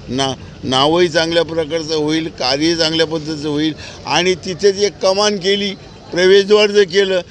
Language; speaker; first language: Marathi; native; Marathi